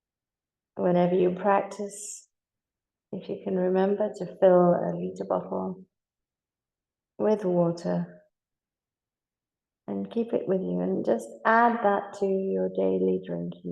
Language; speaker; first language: English; native; English